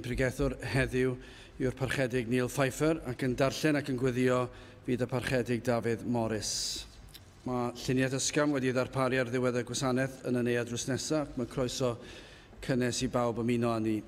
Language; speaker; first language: Welsh; native; Welsh